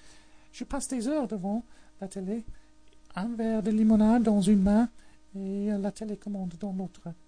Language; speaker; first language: French; non-native, learner; English